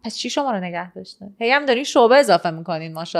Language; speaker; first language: Persian; native; Persian